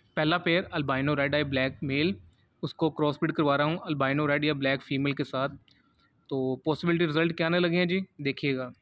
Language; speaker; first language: Urdu; non-native, local second language; Punjabi